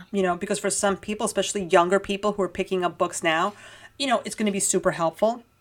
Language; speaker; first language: English; early bilingual, heritage; Spanish